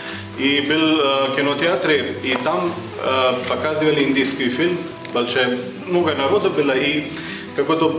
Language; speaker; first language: Russian; non-native, fluent; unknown